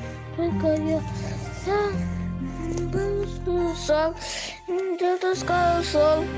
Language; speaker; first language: Russian; non-native, local second language; Yakut